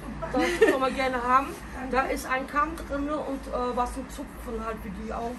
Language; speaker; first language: German; non-native, learner; Turkish